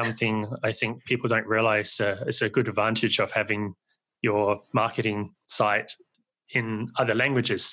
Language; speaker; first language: English; native; English